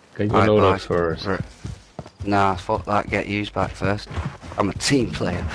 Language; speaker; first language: English; native; English